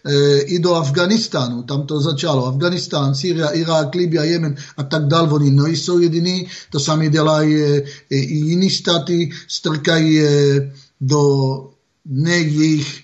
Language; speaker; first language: Czech; non-native, fluent; Hebrew